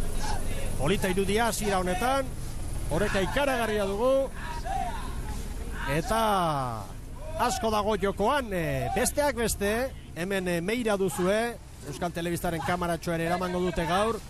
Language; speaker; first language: Basque; native; Basque